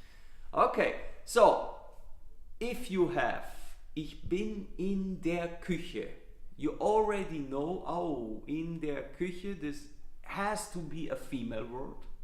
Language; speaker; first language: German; non-native, fluent; Italian